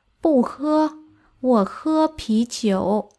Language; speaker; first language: Chinese; non-native, fluent; Vietnamese